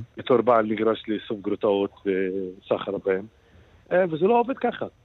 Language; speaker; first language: Hebrew; non-native, local second language; Arabic